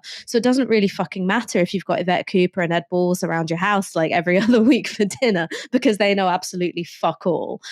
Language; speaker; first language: English; native; English